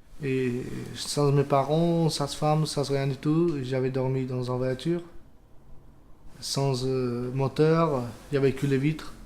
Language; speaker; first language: French; non-native, learner; Romanian